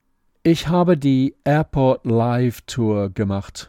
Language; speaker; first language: German; non-native, fluent; English